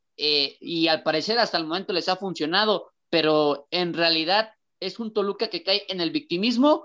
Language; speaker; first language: Spanish; native; Spanish